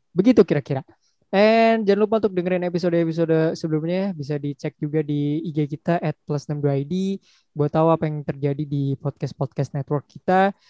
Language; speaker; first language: Indonesian; native; Indonesian